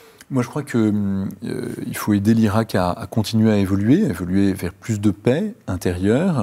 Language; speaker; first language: French; native; French